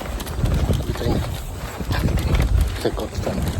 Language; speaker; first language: Japanese; non-native, learner; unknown